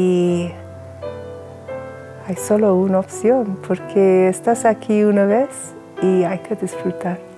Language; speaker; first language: Spanish; non-native, fluent; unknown